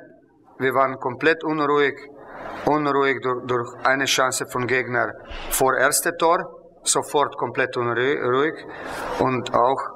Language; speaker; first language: German; non-native, fluent; Slovenian